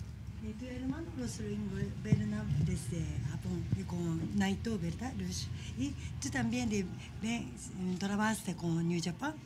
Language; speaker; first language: Spanish; non-native, learner; Japanese